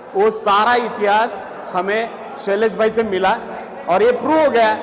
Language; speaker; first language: Hindi; non-native, local second language; Marathi